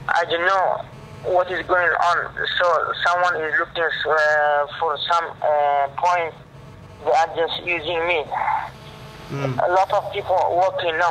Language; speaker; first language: English; non-native, learner; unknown